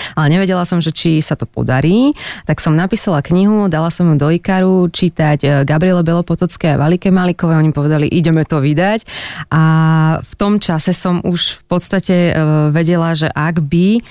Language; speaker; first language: Slovak; native; Slovak